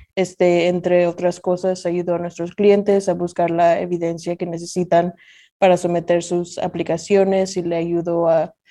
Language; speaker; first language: Spanish; early bilingual, heritage; Spanish